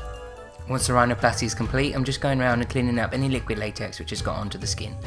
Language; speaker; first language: English; native; English